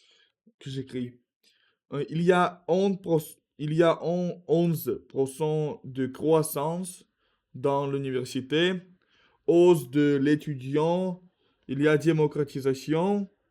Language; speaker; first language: French; non-native, learner; Russian